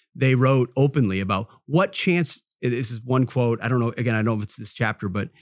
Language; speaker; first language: English; native; English